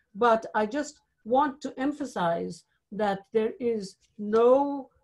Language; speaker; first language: English; non-native, local second language; Bangla